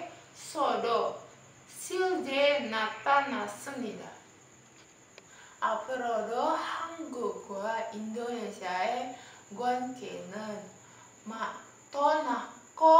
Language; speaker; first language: Korean; non-native, learner; Indonesian